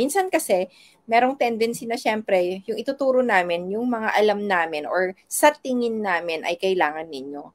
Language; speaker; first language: Filipino; non-native, local second language; Iloko